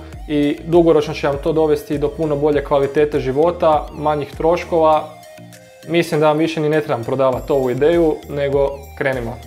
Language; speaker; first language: Croatian; native; Croatian